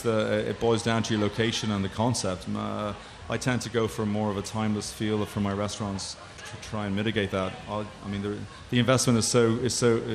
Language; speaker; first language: English; native; English